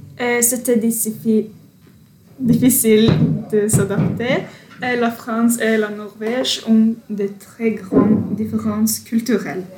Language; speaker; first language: French; non-native, learner; Norwegian